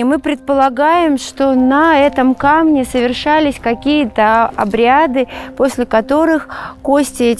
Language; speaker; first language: Russian; native; Russian